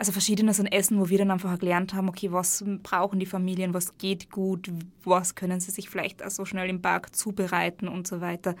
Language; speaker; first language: German; native; German